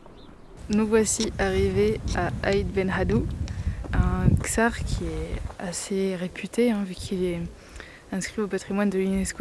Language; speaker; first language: French; native; French